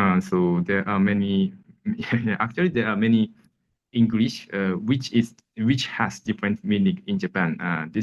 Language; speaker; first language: English; non-native, learner; Japanese